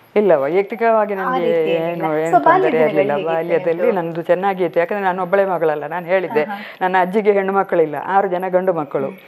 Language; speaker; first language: Kannada; non-native, local second language; Malayalam